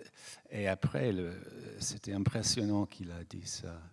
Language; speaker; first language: French; non-native, fluent; English